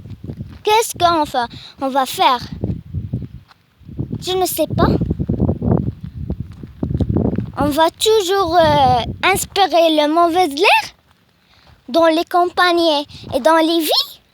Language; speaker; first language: French; non-native, learner; Arabic